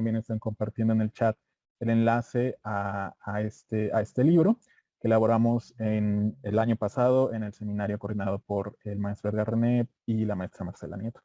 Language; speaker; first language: Spanish; native; Spanish